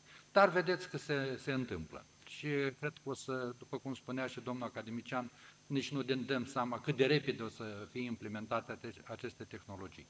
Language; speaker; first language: Romanian; native; Romanian